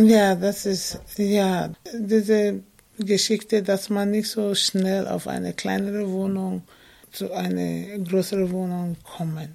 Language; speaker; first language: German; non-native, fluent; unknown